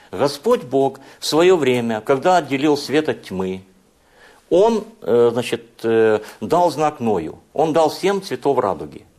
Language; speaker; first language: Russian; non-native, local second language; Hungarian